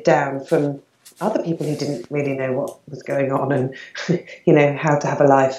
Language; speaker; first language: English; native; English